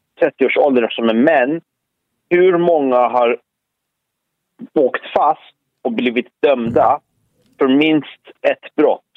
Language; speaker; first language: Swedish; early bilingual, other home language; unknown